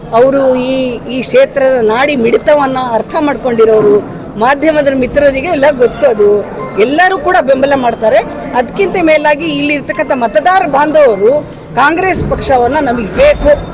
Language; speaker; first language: Kannada; non-native, local second language; Urdu